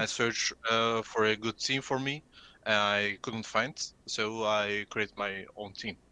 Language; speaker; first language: English; non-native, learner; Turkish